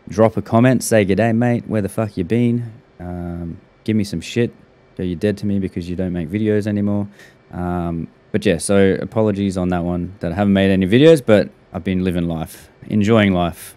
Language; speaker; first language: English; native; English